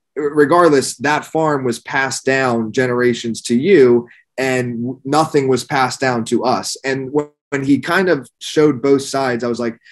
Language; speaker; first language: English; native; English